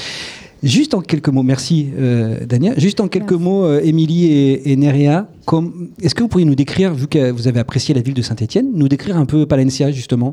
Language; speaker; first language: French; native; French